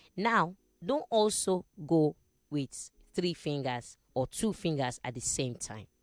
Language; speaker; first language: Nigerian Pidgin; non-native, local second language; Igbo